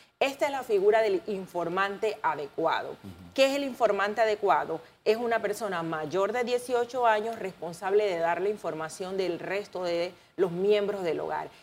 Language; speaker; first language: Spanish; native; Spanish